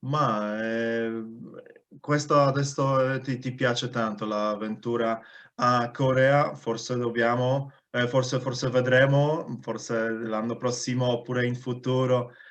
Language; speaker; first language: Italian; non-native, fluent; Polish